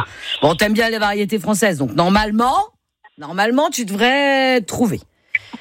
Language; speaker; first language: French; native; French